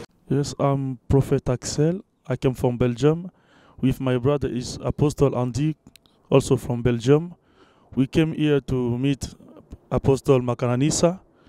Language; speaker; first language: English; non-native, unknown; French